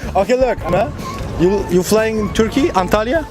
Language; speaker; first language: English; non-native, learner; Turkish